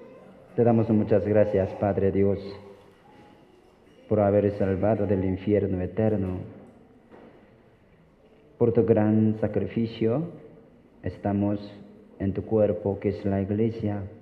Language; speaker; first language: Spanish; non-native, fluent; Korean